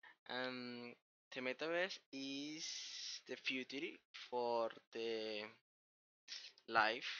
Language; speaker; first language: English; non-native, learner; Spanish